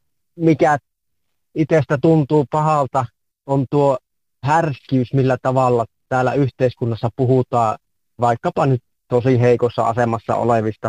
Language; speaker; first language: Finnish; native; Finnish